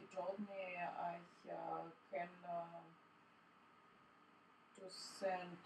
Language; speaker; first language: English; non-native, learner; Russian